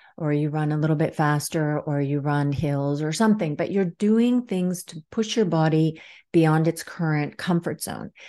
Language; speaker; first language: English; native; English